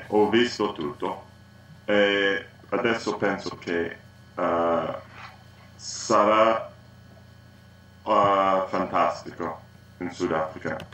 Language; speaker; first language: Italian; non-native, learner; English